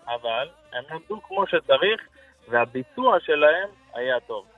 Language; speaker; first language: Hebrew; native; Hebrew